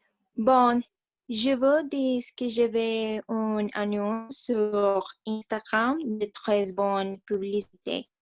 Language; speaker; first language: French; non-native, learner; Spanish